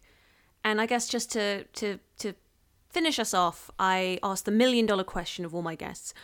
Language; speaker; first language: English; non-native, local second language; Cantonese